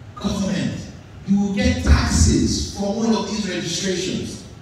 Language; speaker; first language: English; native; English